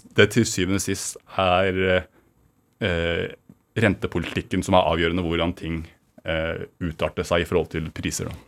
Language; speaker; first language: Norwegian; early bilingual, other home language; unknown